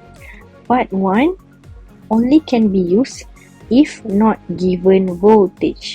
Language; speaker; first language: English; non-native, local second language; Malay